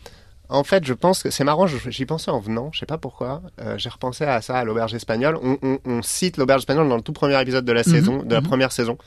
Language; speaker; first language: French; native; French